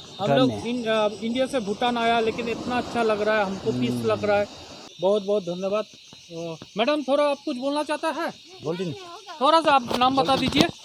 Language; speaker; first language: Hindi; non-native, local second language; Bangla